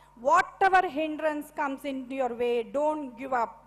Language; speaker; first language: English; non-native, local second language; Tamil